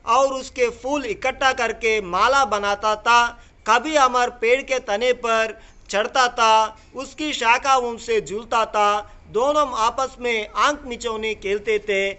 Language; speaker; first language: Hindi; non-native, local second language; Telugu